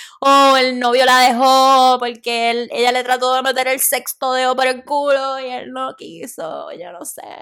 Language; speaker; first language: Spanish; native; Spanish